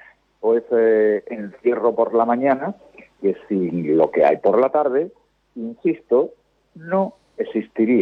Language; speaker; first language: Spanish; native; Spanish